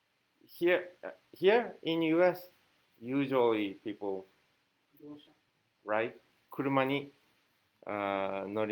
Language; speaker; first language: English; non-native, fluent; Japanese